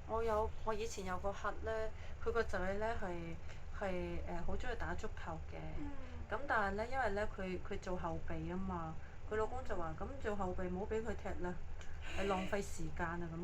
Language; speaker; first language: Cantonese; native; Cantonese